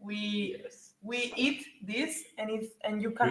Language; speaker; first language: English; non-native, learner; Spanish